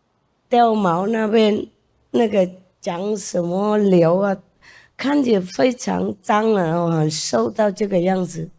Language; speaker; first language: Chinese; non-native, fluent; Vietnamese